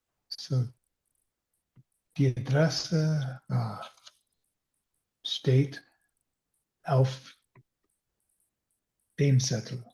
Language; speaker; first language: German; non-native, learner; English